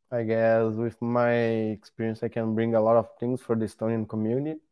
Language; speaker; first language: English; non-native, learner; Portuguese